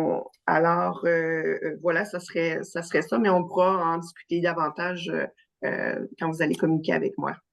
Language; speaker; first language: French; native; French